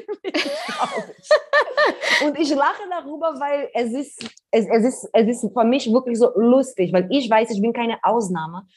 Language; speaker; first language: German; non-native, fluent; Portuguese